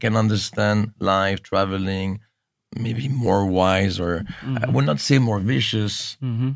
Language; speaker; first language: English; non-native, fluent; French